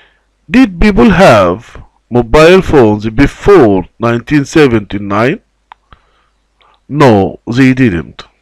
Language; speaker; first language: English; non-native, local second language; Arabic